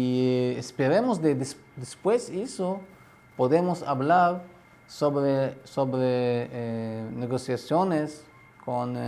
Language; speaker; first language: Spanish; non-native, learner; Arabic